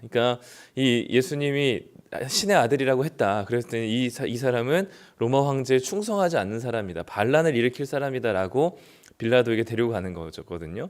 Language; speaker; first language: Korean; native; Korean